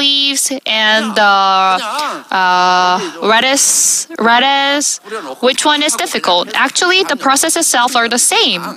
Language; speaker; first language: English; non-native, fluent; Korean